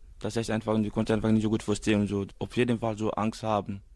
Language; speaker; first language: German; non-native, learner; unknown